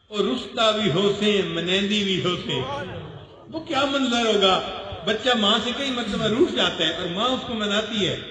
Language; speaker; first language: Urdu; non-native, local second language; Punjabi